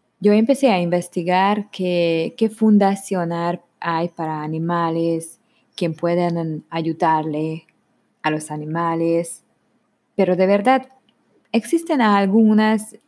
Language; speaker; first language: Spanish; non-native, learner; Hungarian